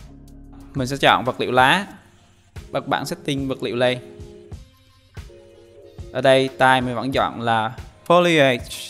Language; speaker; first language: Vietnamese; native; Vietnamese